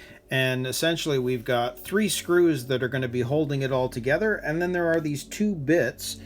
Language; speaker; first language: English; native; English